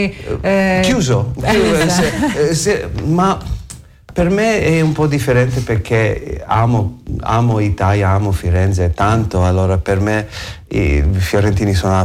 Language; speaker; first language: Italian; non-native, learner; English